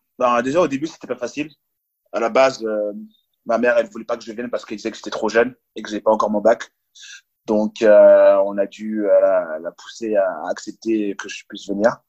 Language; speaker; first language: French; early bilingual, other home language; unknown